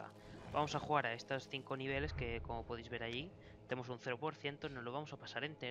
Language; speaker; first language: Spanish; native; Spanish